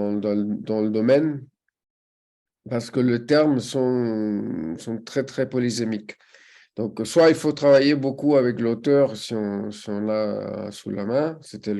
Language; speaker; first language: French; non-native, fluent; Spanish